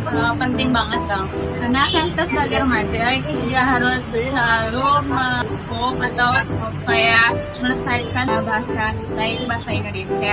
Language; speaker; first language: Indonesian; non-native, local second language; Minangkabau